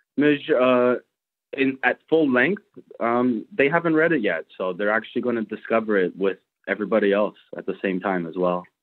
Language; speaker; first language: English; early bilingual, other home language; Portuguese